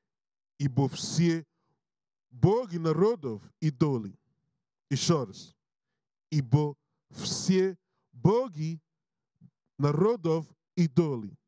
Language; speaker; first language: Russian; non-native, learner; English